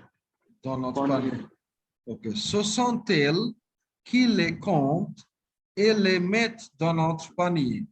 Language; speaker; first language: French; non-native, fluent; Bangla